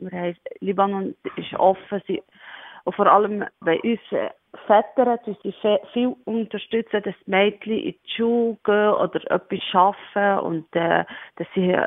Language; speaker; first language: German; non-native, learner; Arabic